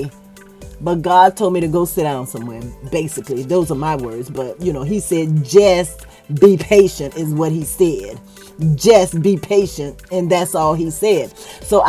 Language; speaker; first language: English; native; English